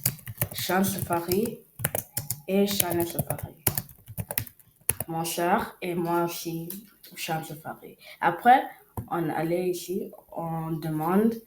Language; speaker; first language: French; non-native, learner; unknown